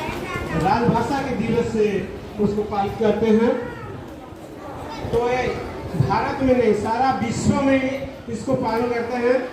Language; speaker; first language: Hindi; non-native, local second language; Odia